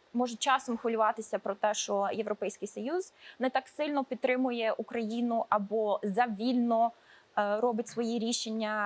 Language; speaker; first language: Ukrainian; early bilingual, heritage; Ukrainian